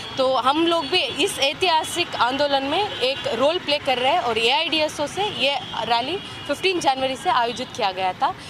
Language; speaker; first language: Hindi; non-native, local second language; Kannada